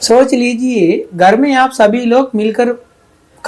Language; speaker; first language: Hindi; non-native, fluent; Sinhala